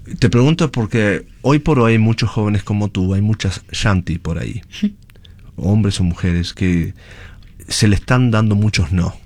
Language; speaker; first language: Spanish; native; Spanish